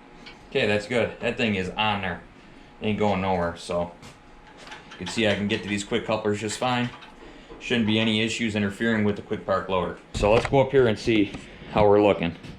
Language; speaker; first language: English; native; English